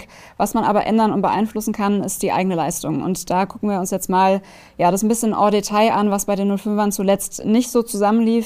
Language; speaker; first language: German; native; German